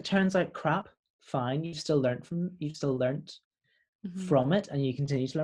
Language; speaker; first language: English; native; English